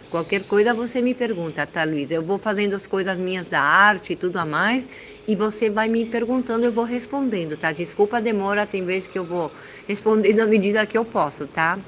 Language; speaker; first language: Portuguese; early bilingual, heritage; Portuguese